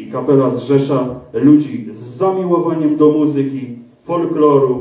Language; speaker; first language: Polish; native; Polish